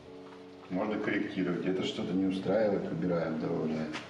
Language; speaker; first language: Russian; native; Russian